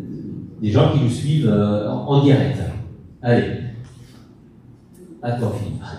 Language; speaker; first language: French; non-native, fluent; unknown